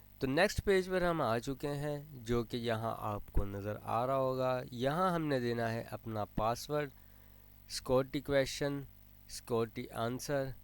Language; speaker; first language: Urdu; native; Urdu